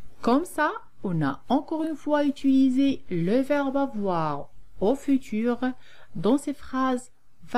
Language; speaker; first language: French; non-native, local second language; Arabic